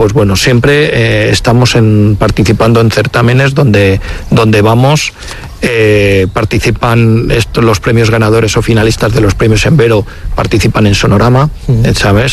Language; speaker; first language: Spanish; native; Spanish